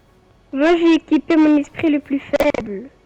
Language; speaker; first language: French; native; French